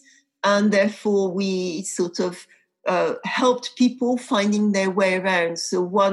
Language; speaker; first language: English; non-native, fluent; French